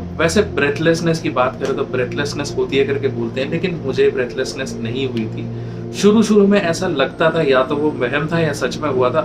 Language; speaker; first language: Hindi; non-native, local second language; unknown